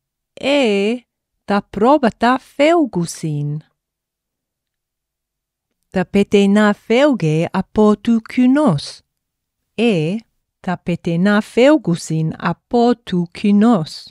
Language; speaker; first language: Greek; non-native, fluent; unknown